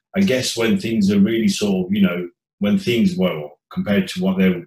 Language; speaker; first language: English; native; English